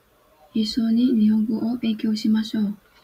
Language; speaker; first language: Japanese; non-native, fluent; Vietnamese